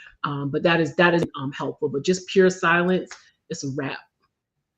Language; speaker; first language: English; native; English